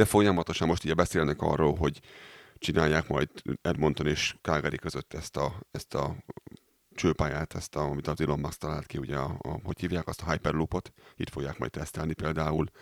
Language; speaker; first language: Hungarian; native; Hungarian